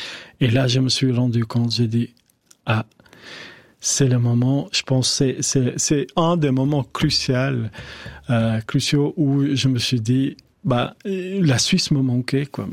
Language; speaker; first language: French; non-native, fluent; Albanian